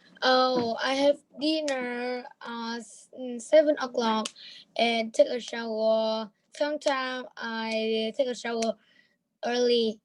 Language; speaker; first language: English; non-native, learner; Vietnamese